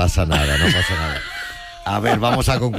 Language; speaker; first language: Spanish; native; Spanish